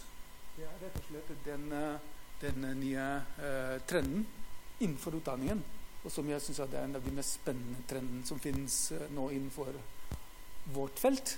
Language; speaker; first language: Norwegian; non-native, fluent; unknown